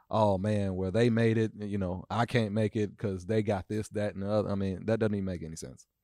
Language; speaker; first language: English; native; English